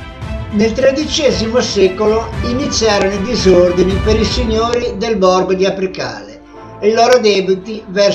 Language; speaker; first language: Italian; native; Italian